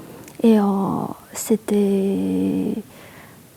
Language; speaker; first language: French; non-native, fluent; Korean